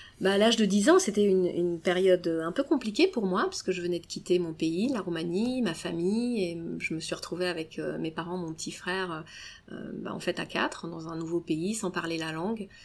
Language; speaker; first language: French; early bilingual, other home language; Romanian